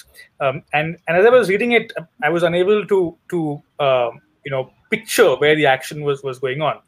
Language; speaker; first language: English; non-native, local second language; Hindi